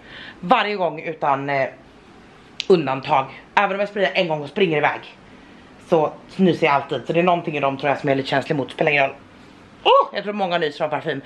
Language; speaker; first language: Swedish; native; Swedish